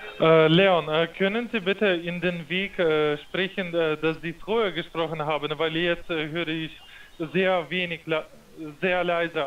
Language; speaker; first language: German; non-native, fluent; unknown